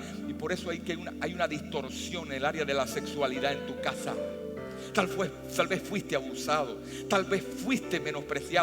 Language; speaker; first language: Spanish; native; Spanish